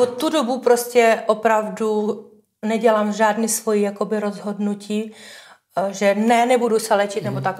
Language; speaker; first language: Czech; non-native, fluent; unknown